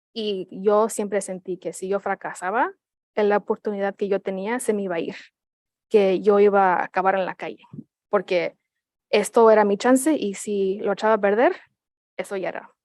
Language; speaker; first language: Spanish; early bilingual, heritage; Spanish